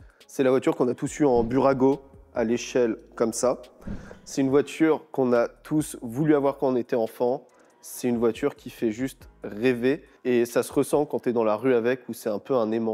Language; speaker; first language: French; native; French